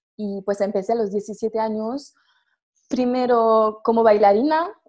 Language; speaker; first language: Spanish; non-native, fluent; French